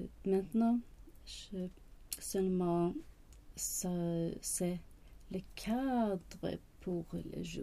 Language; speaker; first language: French; non-native, learner; Swedish